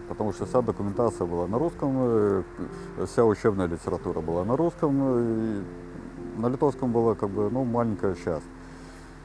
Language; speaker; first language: Russian; native; Russian